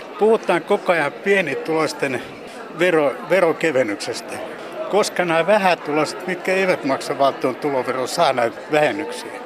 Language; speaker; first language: Finnish; native; Finnish